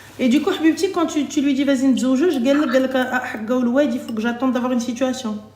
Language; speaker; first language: French; early bilingual, other home language; Arabic